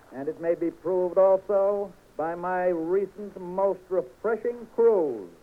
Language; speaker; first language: English; native; English